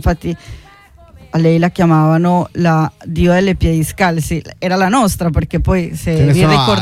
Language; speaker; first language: Italian; non-native, fluent; Spanish